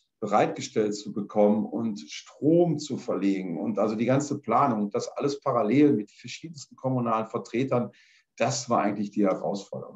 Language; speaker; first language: German; native; German